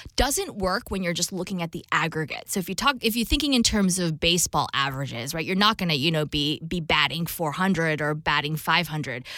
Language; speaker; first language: English; native; English